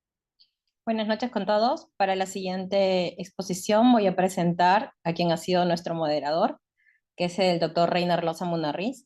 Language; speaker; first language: Spanish; native; Spanish